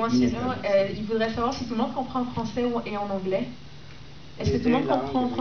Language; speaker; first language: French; non-native, fluent; Russian